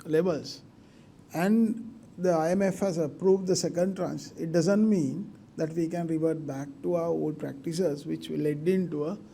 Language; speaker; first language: English; non-native, local second language; Sinhala